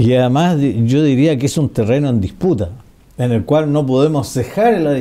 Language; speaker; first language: Spanish; native; Spanish